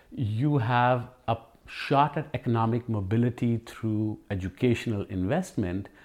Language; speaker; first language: English; non-native, local second language; Hindi